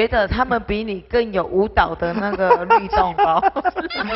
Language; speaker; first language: Chinese; native; Chinese